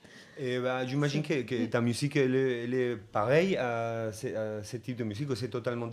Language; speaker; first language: French; non-native, fluent; Spanish